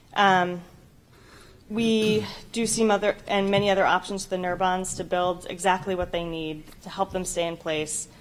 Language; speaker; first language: English; native; English